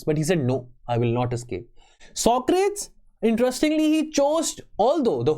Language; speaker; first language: English; non-native, local second language; Hindi